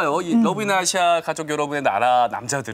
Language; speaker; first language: Korean; native; Korean